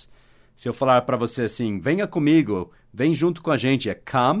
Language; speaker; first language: Portuguese; non-native, fluent; English